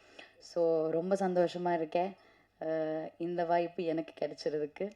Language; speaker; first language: Tamil; non-native, fluent; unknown